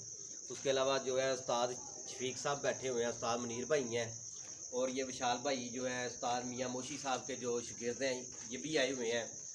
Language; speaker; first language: Hindi; non-native, local second language; Punjabi